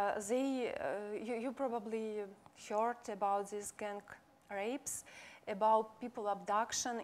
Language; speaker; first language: English; non-native, fluent; Russian